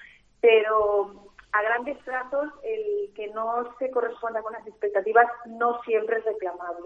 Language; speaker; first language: Spanish; native; Spanish